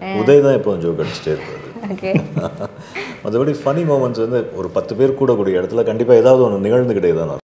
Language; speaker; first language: Tamil; native; Tamil